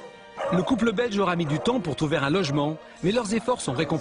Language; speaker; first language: French; native; French